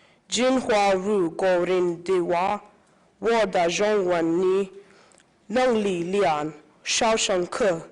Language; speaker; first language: Chinese; non-native, learner; English